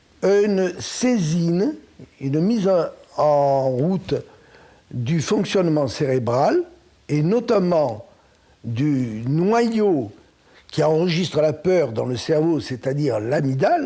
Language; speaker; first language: French; native; French